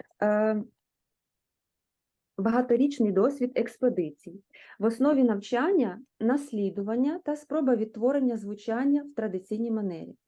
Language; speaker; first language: Ukrainian; native; Ukrainian